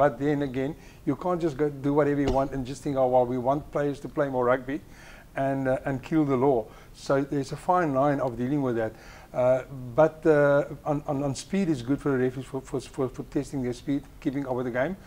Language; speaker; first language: English; non-native, local second language; Afrikaans